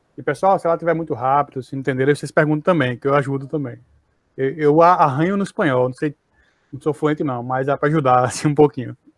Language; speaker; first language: Portuguese; native; Portuguese